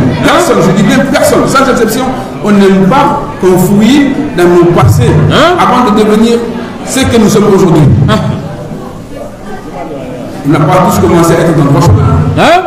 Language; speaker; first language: French; non-native, local second language; Soninke